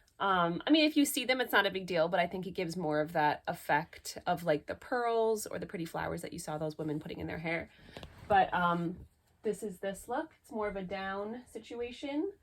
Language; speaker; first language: English; native; English